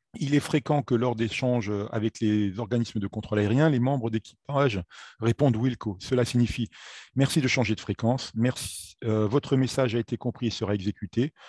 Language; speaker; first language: French; native; French